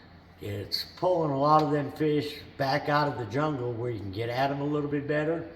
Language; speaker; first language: English; native; English